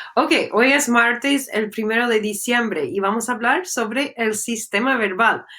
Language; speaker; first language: Spanish; non-native, fluent; English